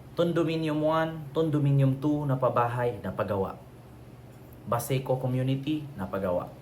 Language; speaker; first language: Filipino; native; Filipino